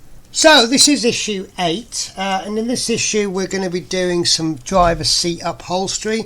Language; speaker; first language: English; native; English